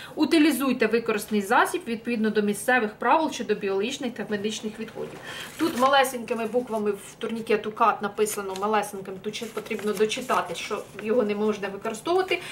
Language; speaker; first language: Ukrainian; non-native, local second language; Russian